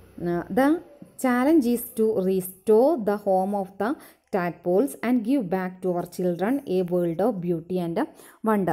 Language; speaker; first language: English; non-native, local second language; Malayalam